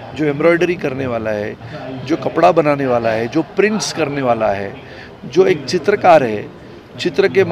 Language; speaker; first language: Hindi; non-native, local second language; Marathi